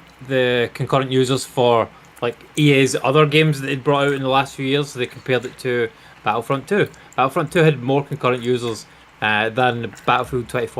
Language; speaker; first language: English; native; English